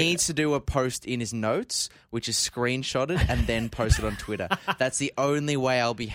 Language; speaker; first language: English; native; English